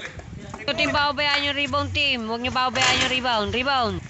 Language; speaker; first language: Filipino; native; Filipino